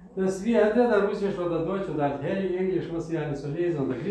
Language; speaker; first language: German; non-native, fluent; Russian